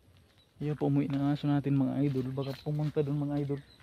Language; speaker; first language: Filipino; native; Filipino